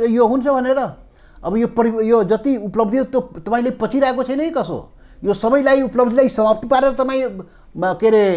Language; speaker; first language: Nepali; non-native, local second language; Maithili